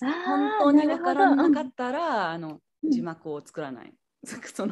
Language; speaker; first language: Japanese; non-native, learner; English